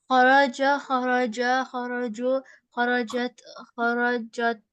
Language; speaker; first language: Arabic; non-native, learner; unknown